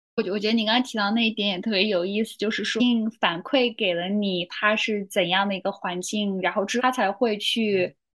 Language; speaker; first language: Chinese; native; Chinese